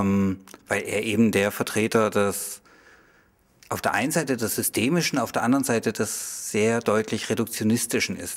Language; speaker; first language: German; native; German